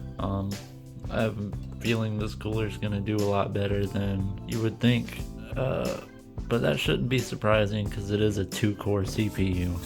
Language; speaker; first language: English; native; English